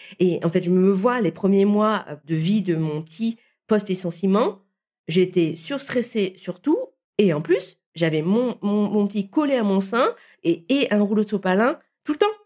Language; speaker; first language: French; early bilingual, other home language; Vietnamese